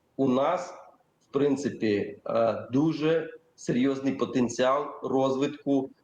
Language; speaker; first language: Ukrainian; native; Ukrainian